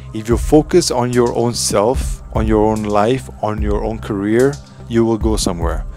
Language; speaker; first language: English; non-native, local second language; Malay